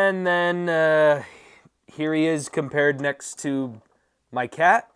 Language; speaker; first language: English; native; English